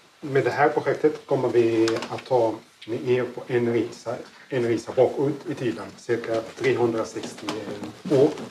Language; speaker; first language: Swedish; non-native, learner; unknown